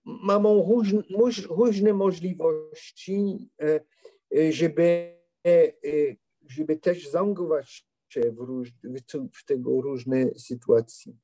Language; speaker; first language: Polish; non-native, learner; French